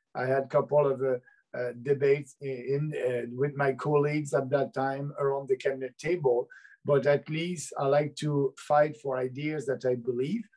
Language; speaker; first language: English; native; English